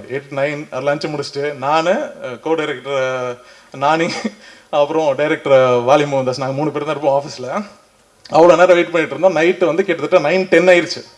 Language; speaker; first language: Tamil; native; Tamil